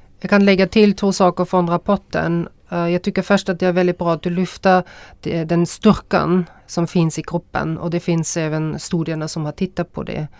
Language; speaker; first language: Swedish; non-native, fluent; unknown